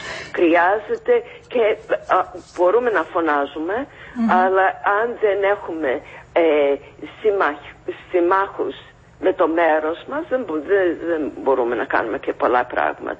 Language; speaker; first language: Greek; non-native, fluent; English